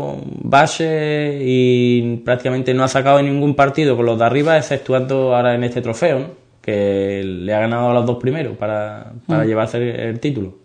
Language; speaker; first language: Spanish; native; Spanish